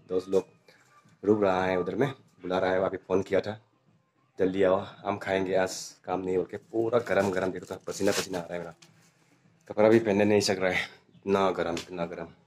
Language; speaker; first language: Hindi; non-native, local second language; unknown